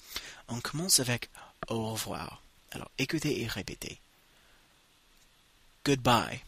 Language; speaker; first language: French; non-native, fluent; English